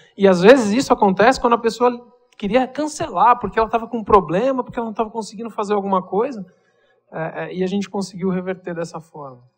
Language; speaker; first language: Portuguese; native; Portuguese